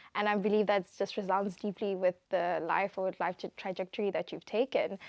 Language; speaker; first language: English; non-native, local second language; Tswana